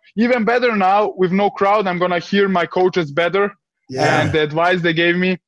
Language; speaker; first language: English; early bilingual, other home language; Serbian